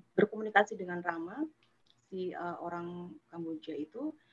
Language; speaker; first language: Indonesian; native; Indonesian